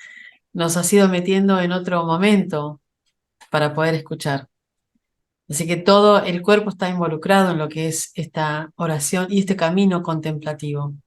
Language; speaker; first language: Spanish; native; Spanish